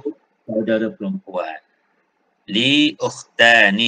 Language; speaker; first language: Malay; native; Malay